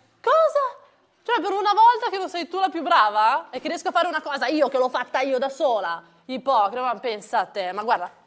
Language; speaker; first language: Italian; native; Italian